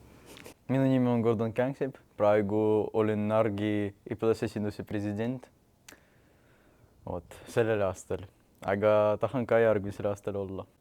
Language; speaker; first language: Estonian; non-native, local second language; Russian